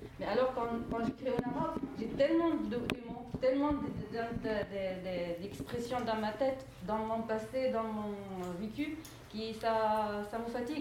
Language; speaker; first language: French; non-native, fluent; Arabic